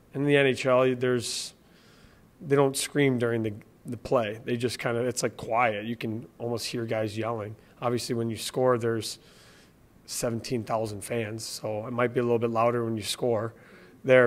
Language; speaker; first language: English; native; English